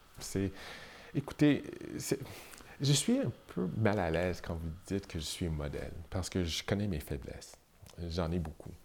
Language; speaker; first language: French; non-native, local second language; English